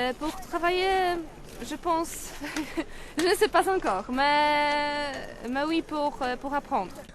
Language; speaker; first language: French; non-native, learner; Polish